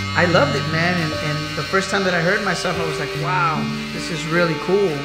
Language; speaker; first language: English; native; English